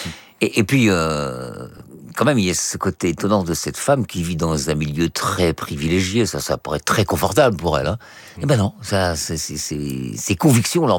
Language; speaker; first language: French; native; French